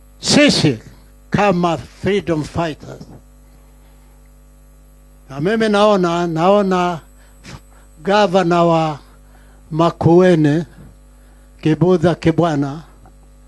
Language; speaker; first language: Swahili; non-native, local second language; Kikuyu